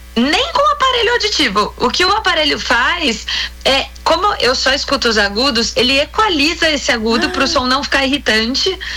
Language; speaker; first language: Portuguese; native; Portuguese